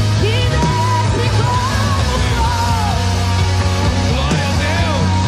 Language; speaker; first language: Portuguese; native; Portuguese